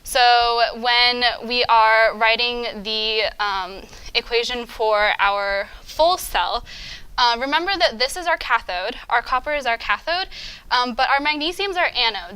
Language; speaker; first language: English; native; English